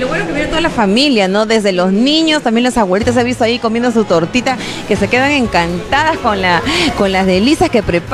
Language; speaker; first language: Spanish; native; Spanish